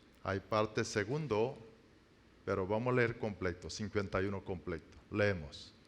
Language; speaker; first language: Spanish; non-native, learner; Korean